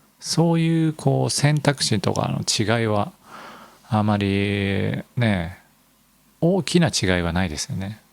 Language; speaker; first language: Japanese; native; Japanese